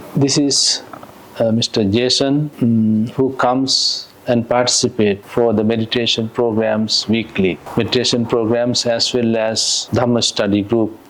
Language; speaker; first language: English; non-native, local second language; Sinhala